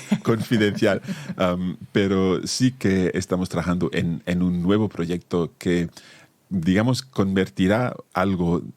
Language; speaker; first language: Spanish; non-native, fluent; English